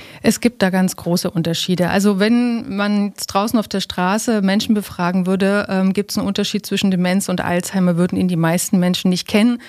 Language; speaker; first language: German; native; German